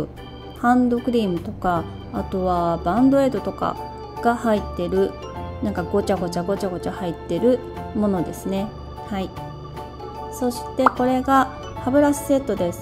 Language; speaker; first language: Japanese; native; Japanese